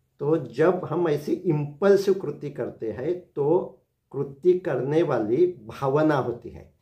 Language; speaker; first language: Hindi; non-native, local second language; Marathi